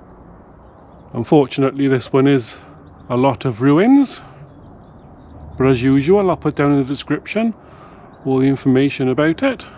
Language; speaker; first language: English; native; English